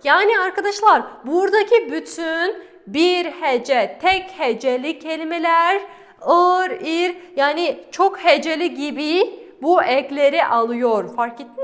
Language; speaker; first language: Turkish; non-native, fluent; Kazakh